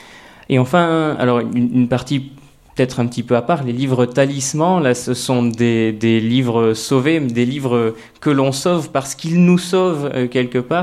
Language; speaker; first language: French; native; French